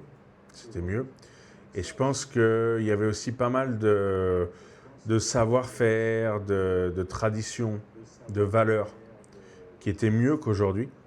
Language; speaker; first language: French; native; French